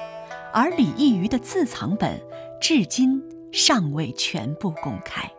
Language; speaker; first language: Chinese; native; Chinese